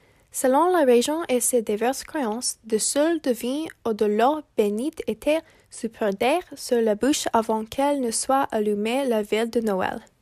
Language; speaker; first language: French; non-native, learner; English